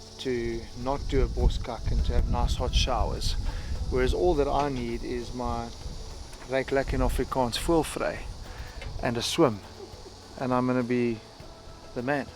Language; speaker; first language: English; native; English